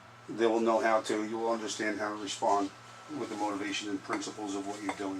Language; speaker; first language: English; native; English